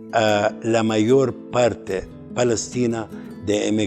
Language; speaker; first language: Spanish; non-native, fluent; Arabic